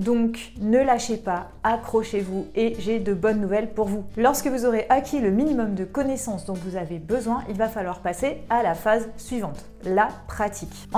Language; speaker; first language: French; native; French